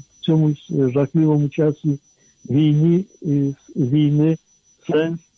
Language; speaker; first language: Ukrainian; non-native, fluent; Polish